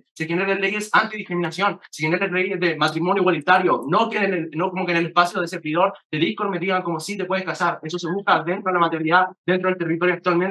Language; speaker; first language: Spanish; native; Spanish